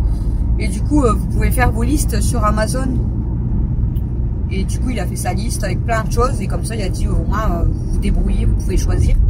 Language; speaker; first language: French; native; French